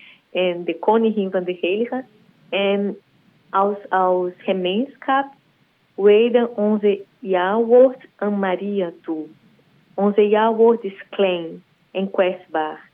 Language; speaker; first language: Dutch; non-native, learner; Portuguese